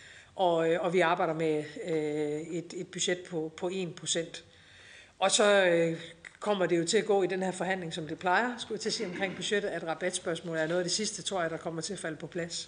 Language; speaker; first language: Danish; native; Danish